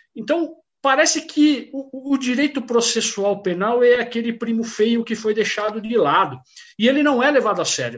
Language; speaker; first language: Portuguese; native; Portuguese